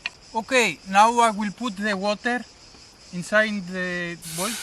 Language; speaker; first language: English; non-native, learner; Greek